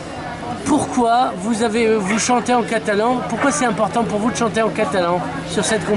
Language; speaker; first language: French; native; French